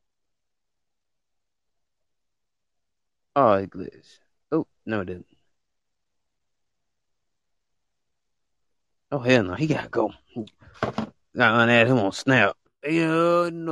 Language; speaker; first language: English; native; English